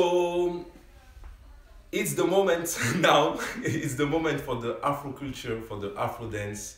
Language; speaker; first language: English; non-native, learner; French